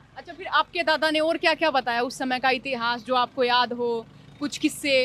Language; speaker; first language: Hindi; native; Hindi